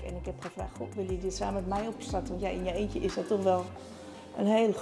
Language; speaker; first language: Dutch; native; Dutch